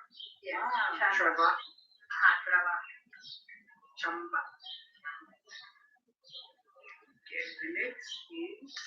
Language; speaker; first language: English; non-native, learner; Spanish